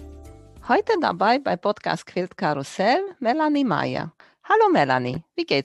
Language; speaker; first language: German; non-native, fluent; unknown